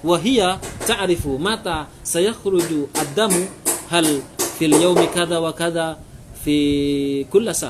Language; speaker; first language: Arabic; non-native, fluent; Indonesian